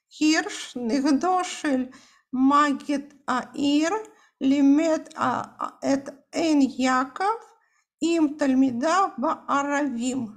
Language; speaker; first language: Hebrew; non-native, fluent; Russian